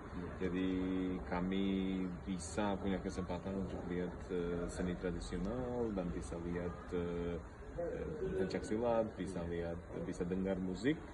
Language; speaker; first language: Indonesian; non-native, fluent; Bosnian